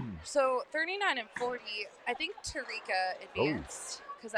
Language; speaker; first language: English; native; English